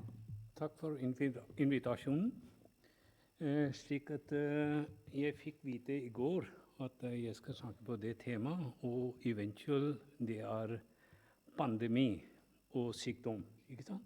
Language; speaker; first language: Norwegian; non-native, fluent; Punjabi